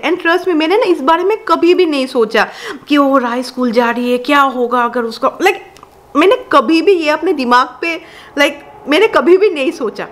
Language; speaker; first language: Hindi; non-native, local second language; Bangla